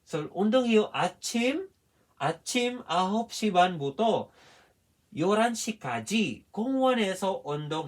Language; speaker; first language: Korean; non-native, fluent; Filipino